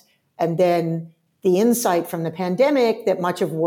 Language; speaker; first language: English; native; English